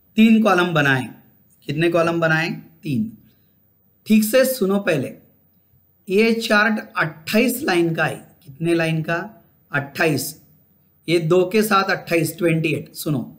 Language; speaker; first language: Hindi; non-native, local second language; Marathi